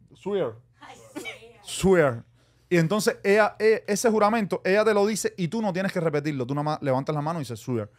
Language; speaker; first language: Spanish; native; Spanish